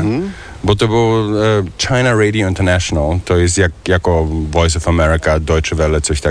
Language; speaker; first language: Polish; early bilingual, heritage; German